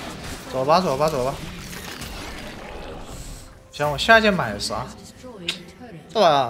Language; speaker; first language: Chinese; native; Chinese